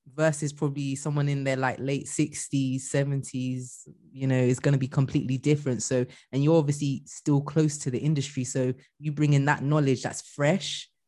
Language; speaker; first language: English; native; English